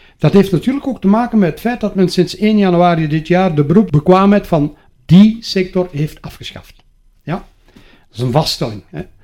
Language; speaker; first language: Dutch; native; Dutch